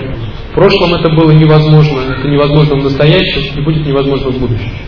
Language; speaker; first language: Russian; non-native, learner; Tibetan